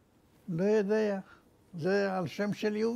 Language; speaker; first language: Hebrew; non-native, fluent; Romanian